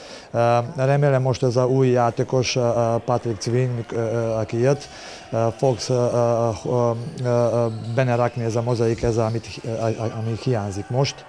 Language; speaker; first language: Hungarian; non-native, learner; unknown